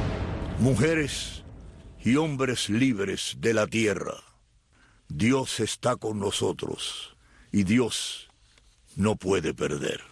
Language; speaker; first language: Spanish; native; Spanish